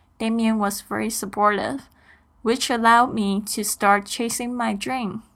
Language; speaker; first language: English; non-native, fluent; Chinese